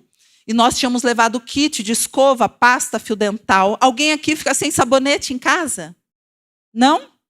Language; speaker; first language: Portuguese; native; Portuguese